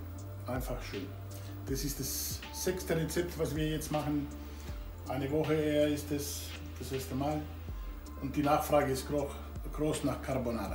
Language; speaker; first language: German; non-native, fluent; Italian